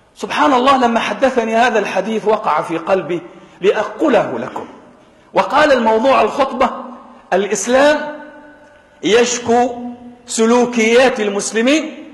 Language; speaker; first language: Arabic; native; Arabic